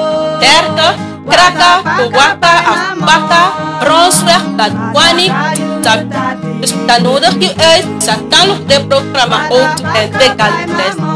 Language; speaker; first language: Dutch; non-native, local second language; Sranan Tongo